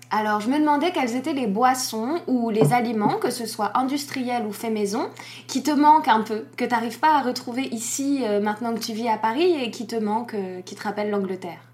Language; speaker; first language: French; native; French